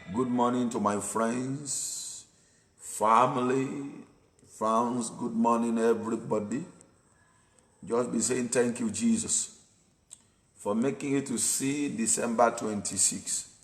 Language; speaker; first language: English; non-native, local second language; Yoruba